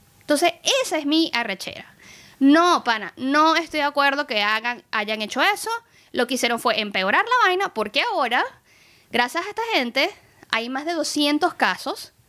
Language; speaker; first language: Spanish; native; Spanish